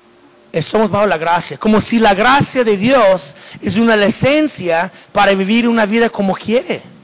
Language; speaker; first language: Spanish; non-native, fluent; English